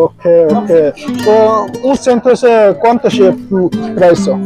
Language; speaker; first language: Portuguese; non-native, learner; Bangla